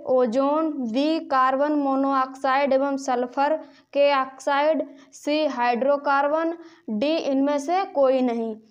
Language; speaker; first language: Hindi; native; Hindi